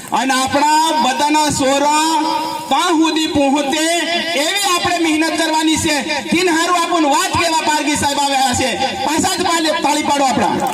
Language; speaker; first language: Gujarati; non-native, local second language; Bhili